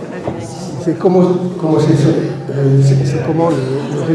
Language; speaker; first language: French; non-native, fluent; Spanish